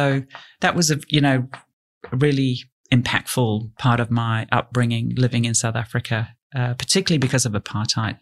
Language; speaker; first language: English; native; English